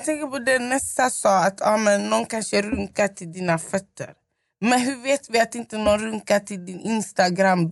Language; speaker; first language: Swedish; non-native, local second language; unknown